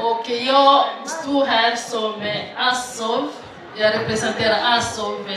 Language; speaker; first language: Swedish; non-native, fluent; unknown